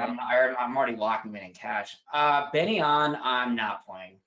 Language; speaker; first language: English; native; English